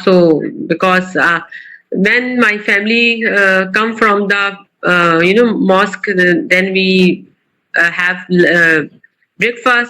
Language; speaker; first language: English; non-native, local second language; Urdu